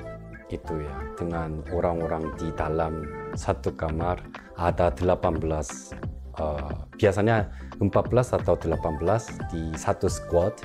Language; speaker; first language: Indonesian; non-native, local second language; Korean